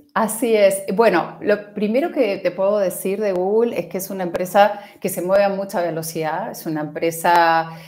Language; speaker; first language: Spanish; native; Spanish